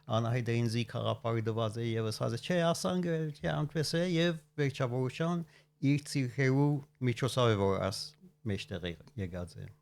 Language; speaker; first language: Armenian; early bilingual, heritage; Armenian